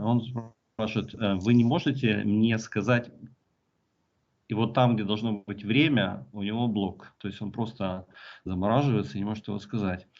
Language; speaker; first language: Russian; native; Russian